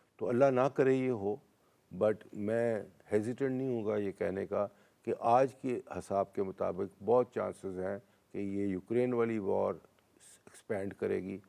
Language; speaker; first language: Urdu; non-native, local second language; Punjabi